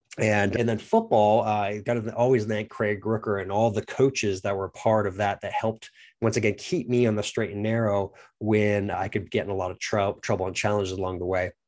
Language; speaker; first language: English; native; English